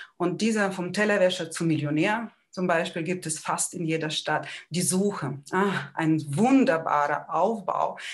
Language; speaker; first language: German; non-native, fluent; Ukrainian